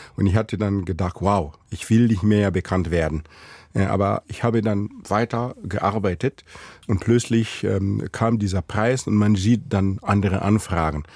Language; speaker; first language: German; non-native, fluent; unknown